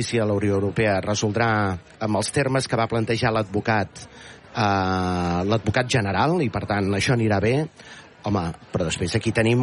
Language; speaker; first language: Catalan; native; Catalan